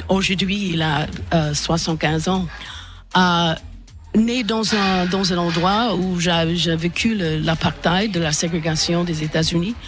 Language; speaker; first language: French; non-native, fluent; English